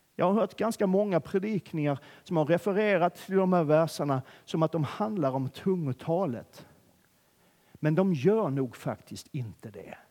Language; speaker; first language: Swedish; native; Swedish